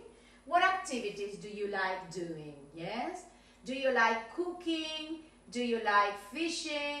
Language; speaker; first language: English; non-native, fluent; Spanish